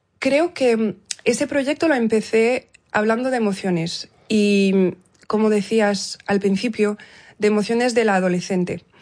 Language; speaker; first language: Spanish; early bilingual, heritage; Spanish